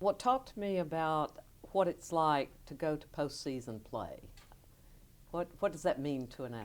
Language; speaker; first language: English; native; English